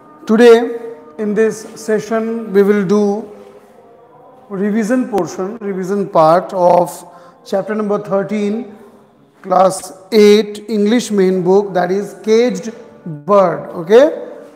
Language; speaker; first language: English; non-native, local second language; Hindi